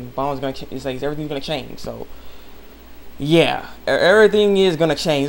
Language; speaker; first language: English; native; English